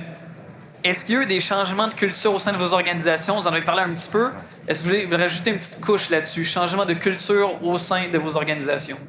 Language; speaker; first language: French; native; French